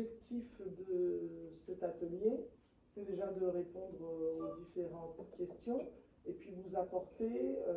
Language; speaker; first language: French; native; French